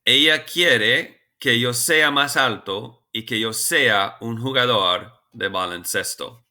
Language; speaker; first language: Spanish; non-native, fluent; English